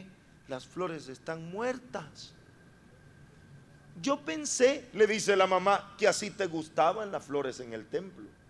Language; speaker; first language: Spanish; native; Spanish